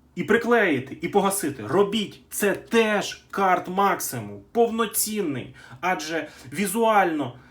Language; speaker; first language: Ukrainian; native; Ukrainian